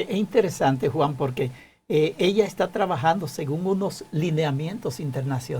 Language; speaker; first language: Spanish; native; Spanish